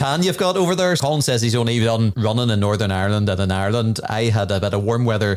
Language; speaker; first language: English; native; English